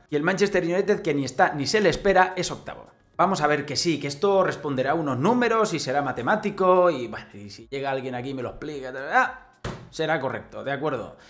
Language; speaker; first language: Spanish; native; Spanish